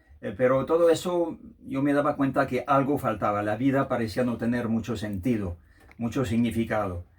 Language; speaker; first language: Spanish; non-native, fluent; French